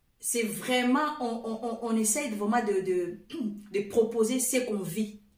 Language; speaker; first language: French; non-native, fluent; Portuguese